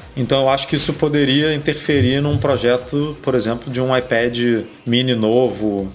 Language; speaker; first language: Portuguese; native; Portuguese